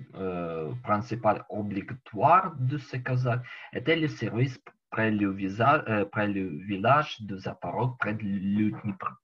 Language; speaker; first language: French; non-native, learner; Ukrainian